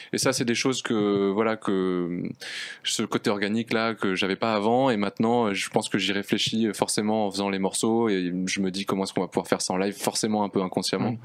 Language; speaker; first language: French; native; French